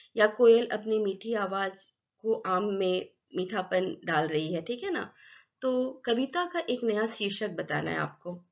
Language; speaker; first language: Hindi; non-native, local second language; Assamese